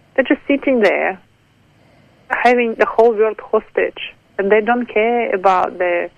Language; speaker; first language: English; non-native, fluent; Ukrainian